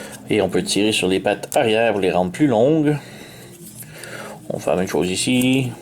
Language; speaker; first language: French; native; French